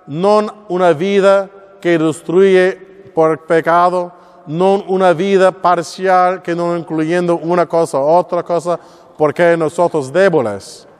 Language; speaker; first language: Spanish; non-native, learner; English